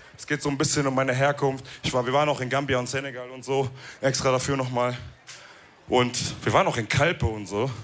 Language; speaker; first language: German; early bilingual, other home language; Wolof